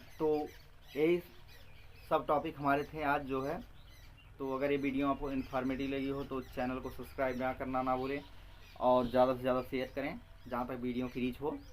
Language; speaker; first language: Hindi; native; Hindi